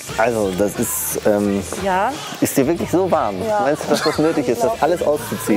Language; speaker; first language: German; native; German